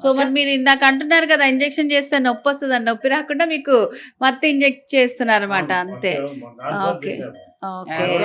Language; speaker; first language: Telugu; native; Telugu